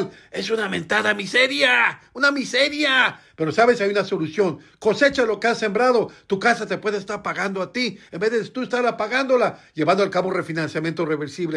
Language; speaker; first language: Spanish; native; Spanish